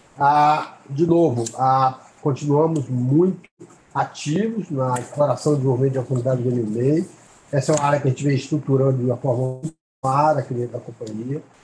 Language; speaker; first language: Portuguese; native; Portuguese